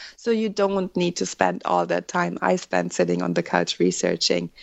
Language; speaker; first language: English; non-native, fluent; German